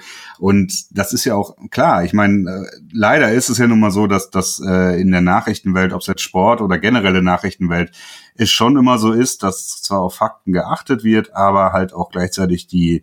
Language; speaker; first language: German; native; German